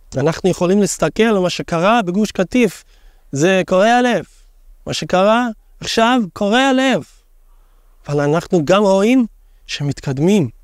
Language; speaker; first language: Hebrew; non-native, fluent; English